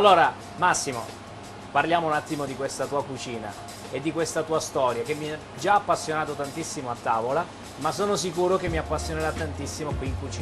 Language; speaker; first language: Italian; native; Italian